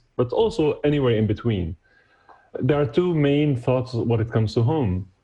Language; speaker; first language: English; non-native, fluent; Arabic